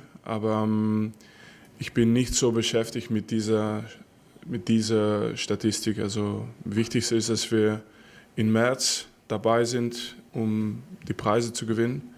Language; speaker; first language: German; non-native, fluent; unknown